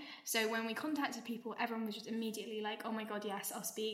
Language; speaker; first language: English; native; English